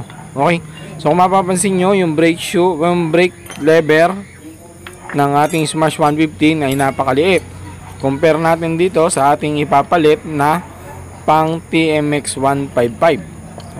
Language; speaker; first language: Filipino; native; Filipino